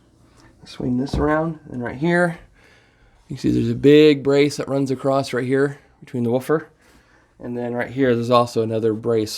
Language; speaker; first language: English; native; English